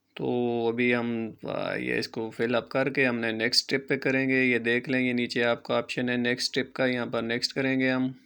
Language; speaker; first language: Urdu; native; Urdu